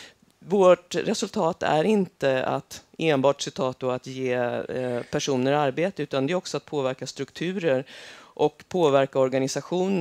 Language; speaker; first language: Swedish; native; Swedish